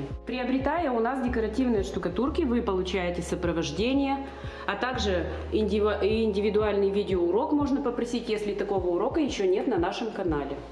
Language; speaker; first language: Russian; native; Russian